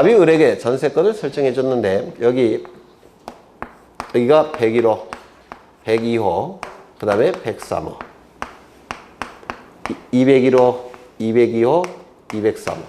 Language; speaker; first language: Korean; native; Korean